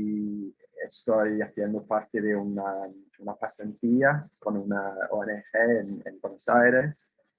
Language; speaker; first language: Spanish; non-native, fluent; English